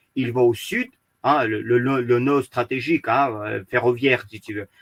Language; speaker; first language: French; early bilingual, other home language; Azerbaijani